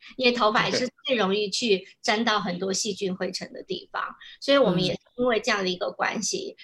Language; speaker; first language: Chinese; native; Chinese